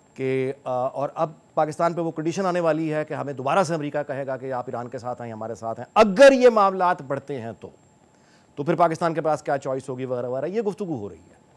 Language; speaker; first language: Urdu; native; Urdu